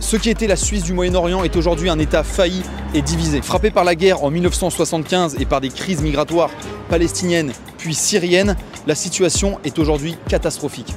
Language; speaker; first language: French; native; French